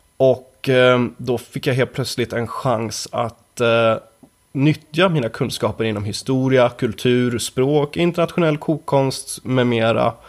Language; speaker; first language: Swedish; native; Swedish